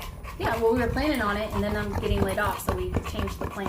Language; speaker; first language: English; native; English